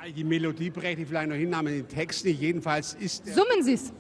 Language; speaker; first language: German; native; German